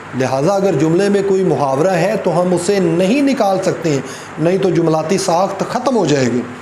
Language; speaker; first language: Urdu; non-native, local second language; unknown